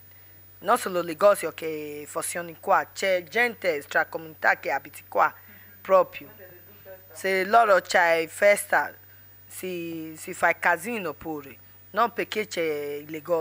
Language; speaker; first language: Italian; non-native, learner; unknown